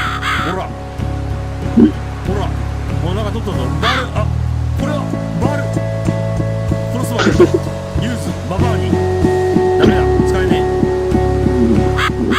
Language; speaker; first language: Japanese; native; Japanese